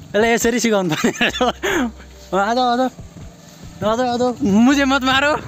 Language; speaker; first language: Hindi; non-native, local second language; Nepali